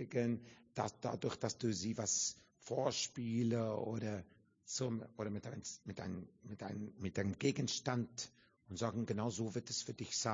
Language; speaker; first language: German; non-native, fluent; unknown